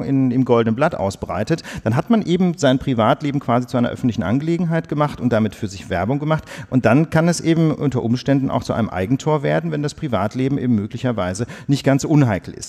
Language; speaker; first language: German; native; German